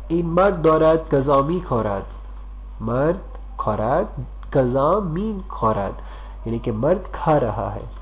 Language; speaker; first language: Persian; non-native, learner; Urdu